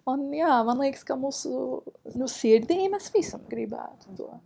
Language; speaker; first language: Latvian; non-native, learner; English